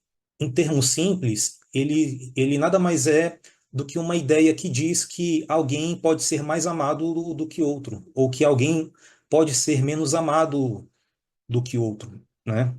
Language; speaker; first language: Portuguese; native; Portuguese